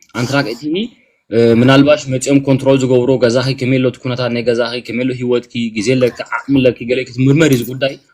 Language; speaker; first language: Tigrinya; early bilingual, heritage; Tigrinya